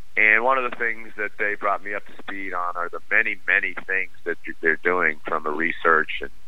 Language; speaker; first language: English; native; English